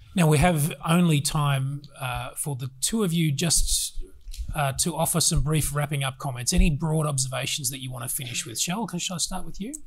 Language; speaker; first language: English; native; English